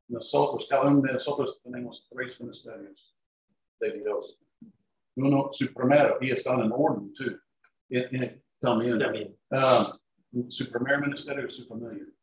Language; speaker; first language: Spanish; non-native, learner; English